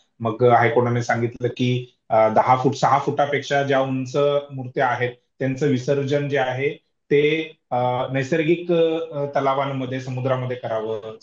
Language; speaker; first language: Marathi; native; Marathi